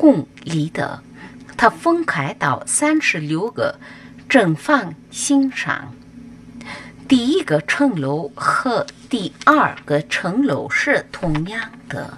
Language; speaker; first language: Chinese; non-native, fluent; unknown